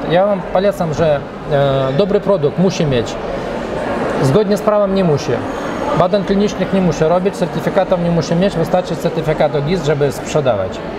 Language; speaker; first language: Polish; early bilingual, heritage; Russian